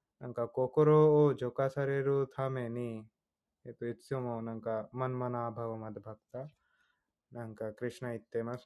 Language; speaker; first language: Japanese; non-native, fluent; Hindi